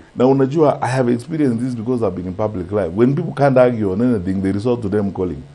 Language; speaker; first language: English; non-native, local second language; Gusii